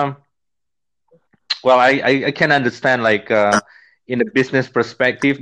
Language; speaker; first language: English; non-native, fluent; Indonesian